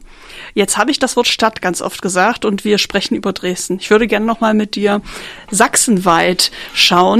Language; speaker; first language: German; native; German